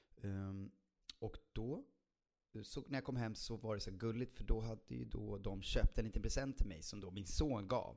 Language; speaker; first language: Swedish; native; Swedish